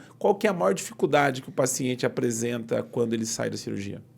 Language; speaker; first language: Portuguese; native; Portuguese